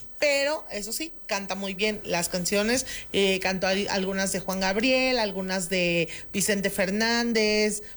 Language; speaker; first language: Spanish; native; Spanish